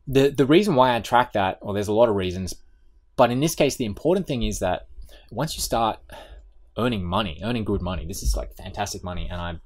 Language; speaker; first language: English; native; English